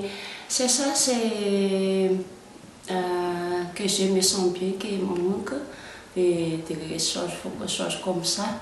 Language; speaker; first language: French; non-native, local second language; Malagasy